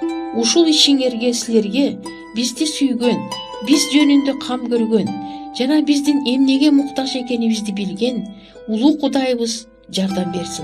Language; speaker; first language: Kyrgyz; native; Kyrgyz